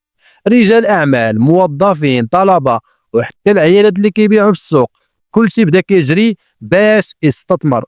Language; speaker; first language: Arabic; native; Arabic